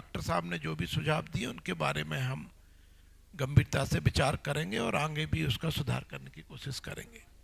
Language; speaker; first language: Hindi; native; Hindi